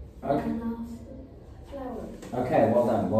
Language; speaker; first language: English; non-native, learner; Vietnamese